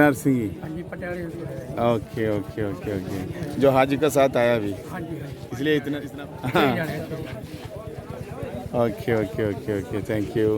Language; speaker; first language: Hindi; non-native, local second language; Malayalam